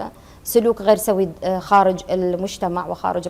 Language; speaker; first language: Arabic; native; Arabic